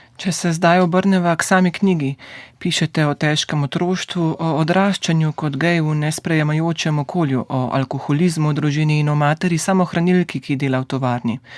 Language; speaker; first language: Slovenian; native; Slovenian